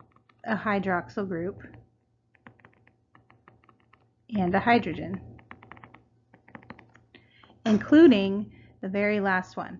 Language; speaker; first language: English; native; English